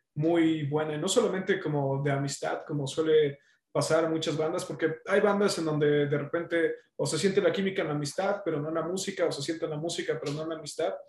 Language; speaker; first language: Spanish; native; Spanish